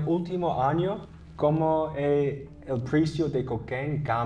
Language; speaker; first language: Spanish; non-native, learner; English